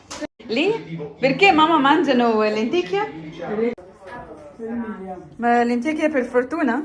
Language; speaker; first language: Italian; non-native, learner; Arabic